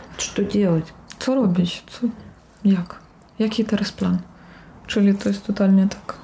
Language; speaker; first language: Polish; non-native, fluent; Russian